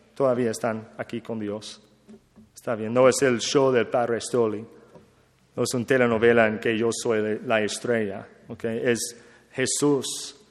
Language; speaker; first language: Spanish; non-native, learner; English